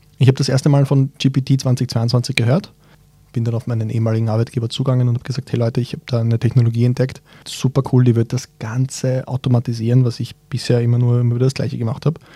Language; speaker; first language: German; early bilingual, other home language; Bosnian